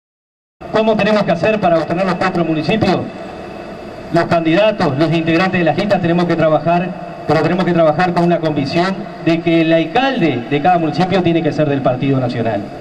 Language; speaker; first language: Spanish; native; Spanish